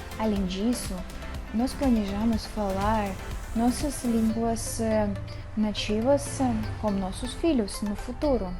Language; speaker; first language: Portuguese; non-native, learner; Russian